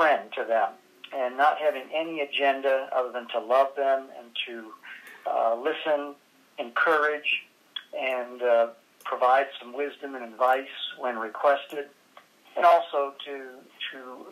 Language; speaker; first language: English; native; English